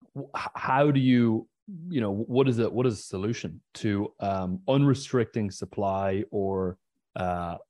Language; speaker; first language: English; native; English